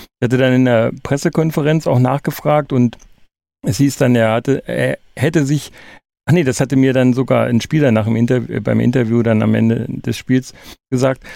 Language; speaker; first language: German; native; German